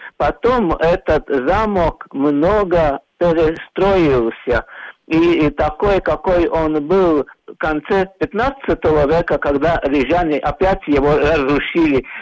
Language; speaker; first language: Russian; non-native, local second language; Latvian